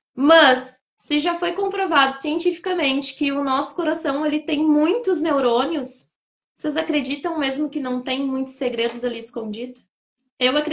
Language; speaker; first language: Portuguese; native; Portuguese